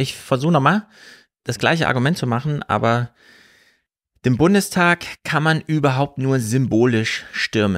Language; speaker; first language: German; native; German